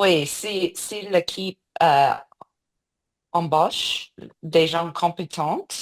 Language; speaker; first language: French; non-native, learner; English